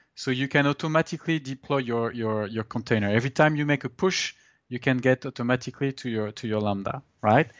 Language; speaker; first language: English; non-native, fluent; French